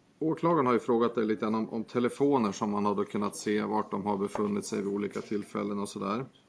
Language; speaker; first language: Swedish; native; Swedish